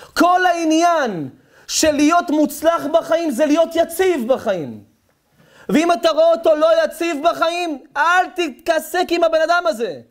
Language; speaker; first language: Hebrew; native; Hebrew